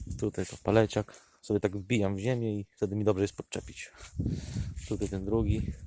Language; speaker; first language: Polish; native; Polish